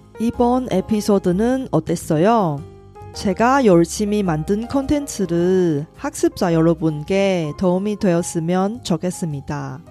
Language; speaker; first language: Korean; non-native, fluent; Chinese